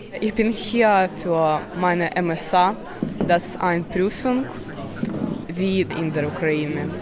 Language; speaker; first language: German; non-native, learner; Ukrainian